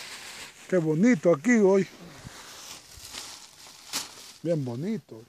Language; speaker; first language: Spanish; native; Spanish